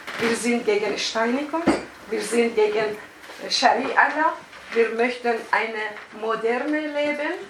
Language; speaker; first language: German; non-native, fluent; Persian